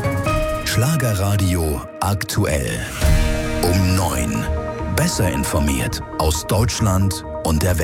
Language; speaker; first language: German; native; German